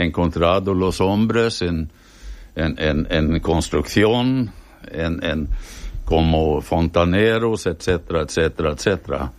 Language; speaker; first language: Spanish; non-native, fluent; Swedish